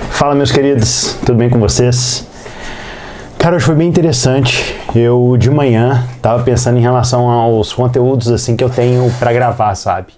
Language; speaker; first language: Portuguese; native; Portuguese